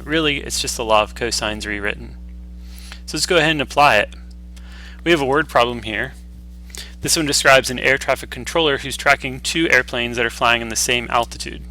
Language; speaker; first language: English; native; English